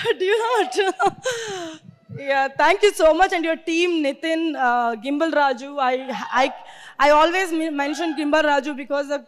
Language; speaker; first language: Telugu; non-native, learner; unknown